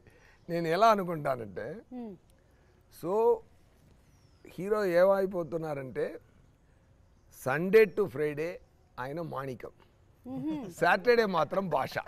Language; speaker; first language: Telugu; non-native, learner; Tamil